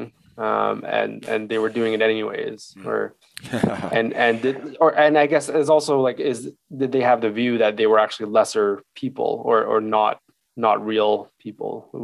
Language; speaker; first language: English; native; English